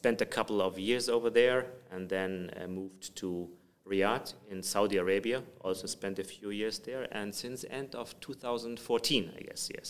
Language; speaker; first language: English; non-native, fluent; German